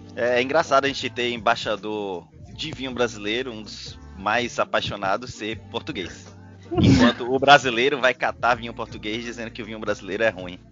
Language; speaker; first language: Portuguese; native; Portuguese